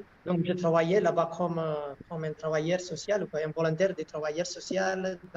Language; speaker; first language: French; non-native, learner; Malayalam